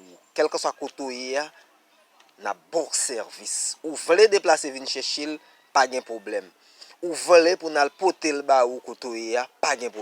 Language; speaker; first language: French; non-native, learner; Haitian Creole